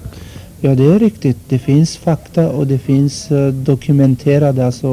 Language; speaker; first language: Swedish; non-native, fluent; Armenian